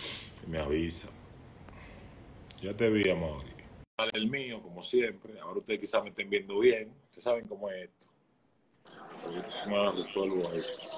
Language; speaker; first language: Spanish; native; Spanish